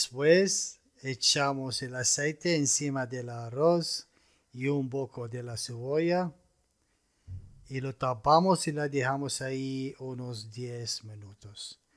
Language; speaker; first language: Spanish; non-native, fluent; Arabic